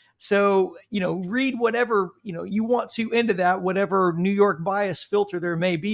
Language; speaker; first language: English; native; English